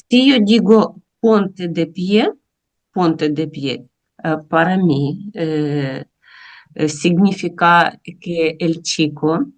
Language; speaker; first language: Spanish; non-native, learner; Russian